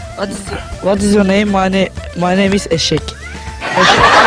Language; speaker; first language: English; non-native, learner; Turkish